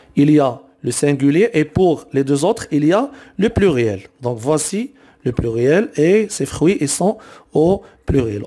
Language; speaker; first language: French; non-native, local second language; Arabic